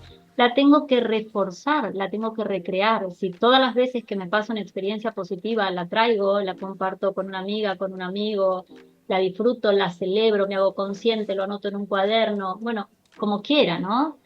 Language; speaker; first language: Spanish; native; Spanish